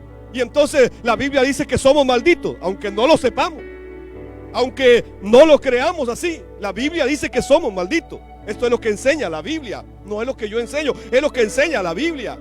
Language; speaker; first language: Spanish; native; Spanish